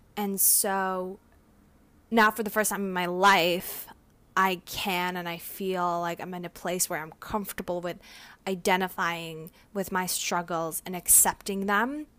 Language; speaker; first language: English; non-native, fluent; Turkish